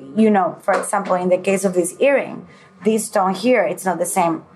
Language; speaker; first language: English; early bilingual, other home language; Spanish